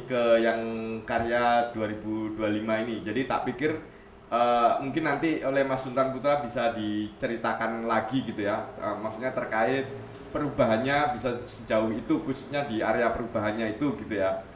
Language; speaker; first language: Indonesian; non-native, local second language; Javanese